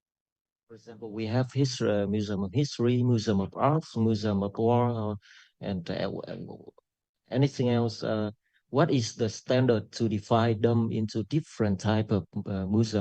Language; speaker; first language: English; non-native, local second language; Vietnamese